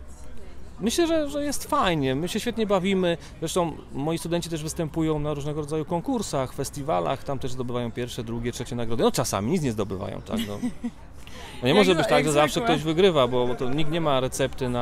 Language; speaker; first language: Polish; native; Polish